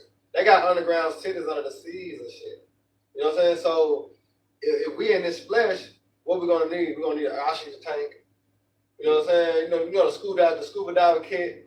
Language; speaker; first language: English; native; English